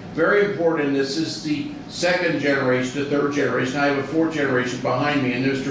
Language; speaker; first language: English; native; English